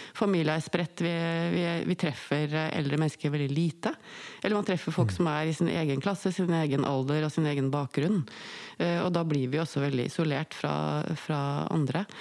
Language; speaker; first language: Norwegian; native; Norwegian